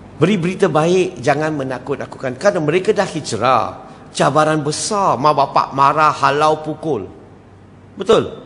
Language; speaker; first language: Malay; non-native, local second language; Chinese